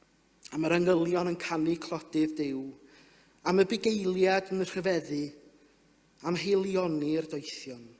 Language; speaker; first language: Welsh; native; Welsh